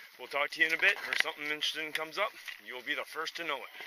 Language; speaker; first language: English; native; English